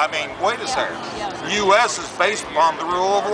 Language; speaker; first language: English; native; English